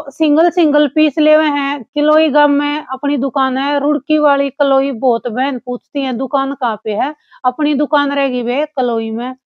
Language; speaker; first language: Hindi; native; Hindi